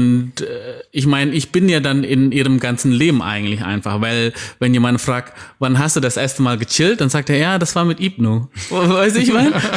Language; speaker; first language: German; non-native, fluent; Indonesian